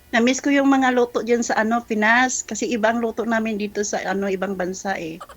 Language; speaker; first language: Filipino; non-native, local second language; Cebuano